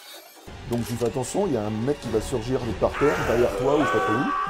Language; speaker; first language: French; native; French